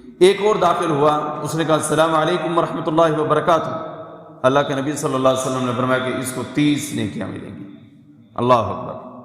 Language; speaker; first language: Urdu; non-native, local second language; Punjabi